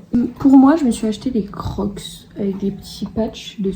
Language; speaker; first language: French; native; French